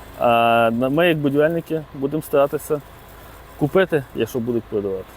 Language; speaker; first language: Ukrainian; native; Ukrainian